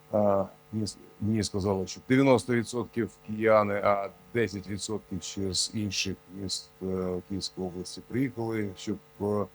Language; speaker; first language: Ukrainian; non-native, local second language; Russian